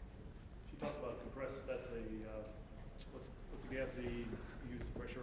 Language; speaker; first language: English; native; English